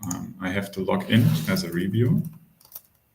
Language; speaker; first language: English; non-native, fluent; German